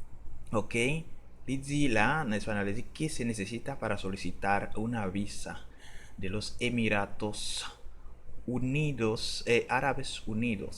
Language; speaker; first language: Spanish; non-native, learner; Haitian Creole